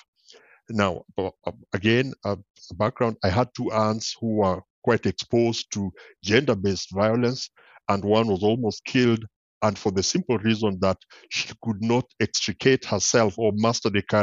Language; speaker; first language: English; non-native, local second language; Luo (Kenya and Tanzania)